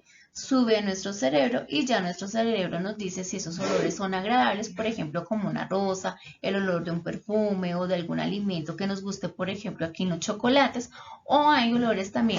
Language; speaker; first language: Spanish; native; Spanish